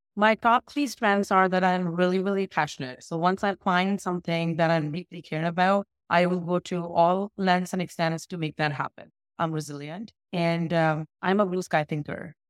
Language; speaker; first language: English; non-native, local second language; Hindi